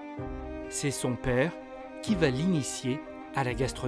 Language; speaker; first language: French; native; French